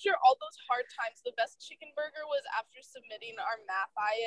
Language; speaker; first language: English; native; English